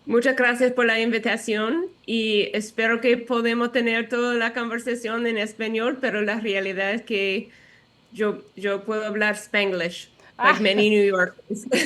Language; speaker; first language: Spanish; non-native, learner; English